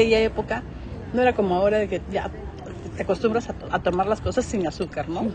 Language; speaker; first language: Spanish; native; Spanish